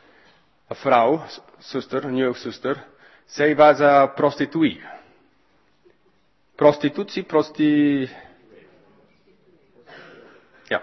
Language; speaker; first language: Dutch; non-native, fluent; English